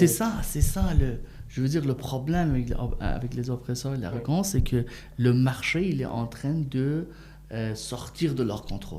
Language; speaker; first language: French; non-native, fluent; Persian